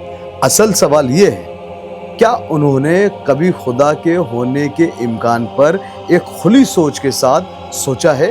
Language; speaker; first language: Hindi; native; Hindi